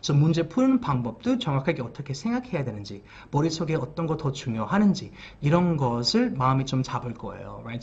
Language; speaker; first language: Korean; early bilingual, heritage; English